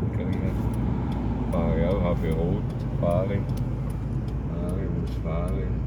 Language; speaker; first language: German; native; German